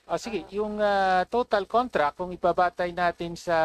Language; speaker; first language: Filipino; native; Filipino